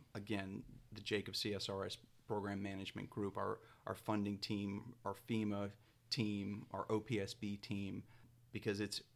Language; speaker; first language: English; native; English